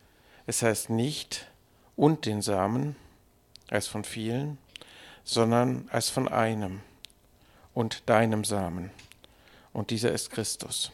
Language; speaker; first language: German; native; German